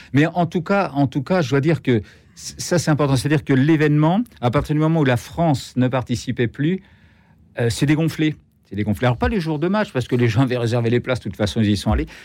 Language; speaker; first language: French; native; French